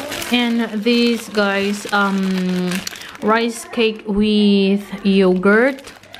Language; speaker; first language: English; non-native, local second language; Filipino